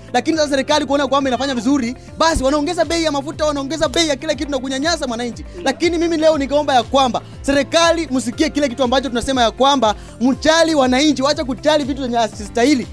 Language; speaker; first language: Swahili; non-native, local second language; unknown